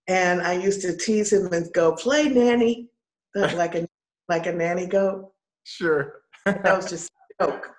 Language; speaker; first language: English; native; English